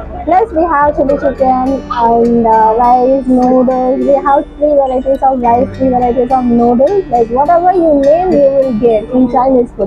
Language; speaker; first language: English; non-native, local second language; Tamil